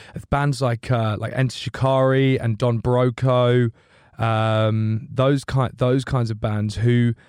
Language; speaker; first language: English; native; English